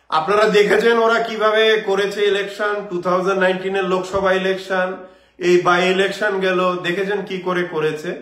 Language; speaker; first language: Bangla; native; Bangla